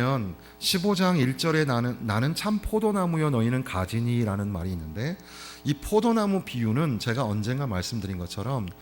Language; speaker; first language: Korean; native; Korean